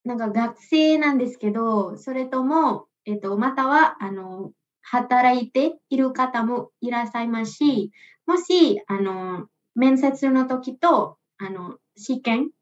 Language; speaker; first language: Japanese; non-native, learner; Indonesian